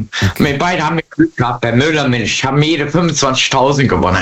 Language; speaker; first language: German; native; German